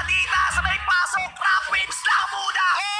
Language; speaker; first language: Filipino; native; Filipino